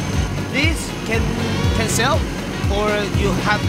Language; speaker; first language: English; non-native, learner; Chinese